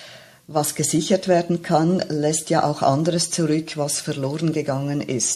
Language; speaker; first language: German; native; German